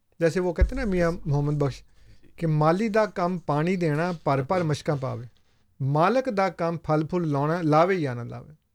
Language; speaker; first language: Urdu; native; Urdu